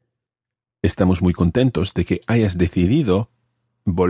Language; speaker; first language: Spanish; non-native, fluent; English